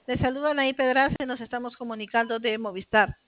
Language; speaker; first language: Spanish; native; Spanish